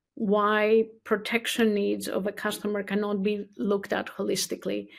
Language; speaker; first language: English; non-native, fluent; Greek